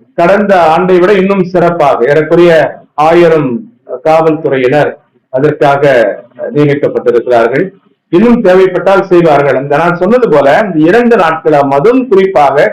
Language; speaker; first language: Tamil; native; Tamil